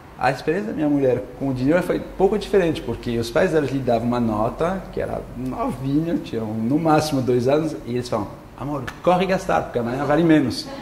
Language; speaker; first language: Portuguese; non-native, fluent; French